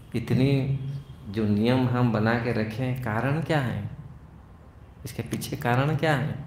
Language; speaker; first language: Hindi; non-native, local second language; Odia